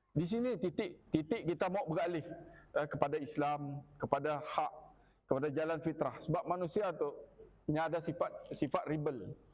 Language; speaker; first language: Malay; non-native, local second language; Iban